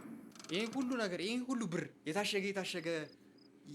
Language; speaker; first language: Amharic; native; Amharic